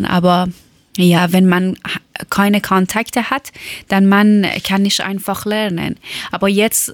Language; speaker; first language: German; non-native, learner; Persian